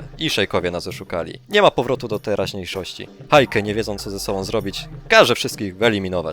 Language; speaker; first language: Polish; native; Polish